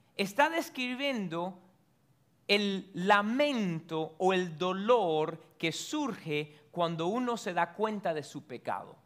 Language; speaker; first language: Spanish; early bilingual, heritage; Spanish